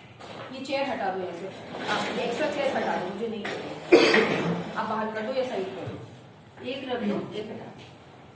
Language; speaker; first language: Hindi; native; Hindi